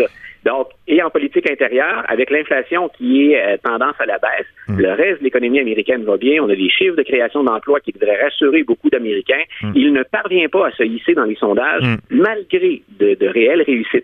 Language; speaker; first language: French; native; French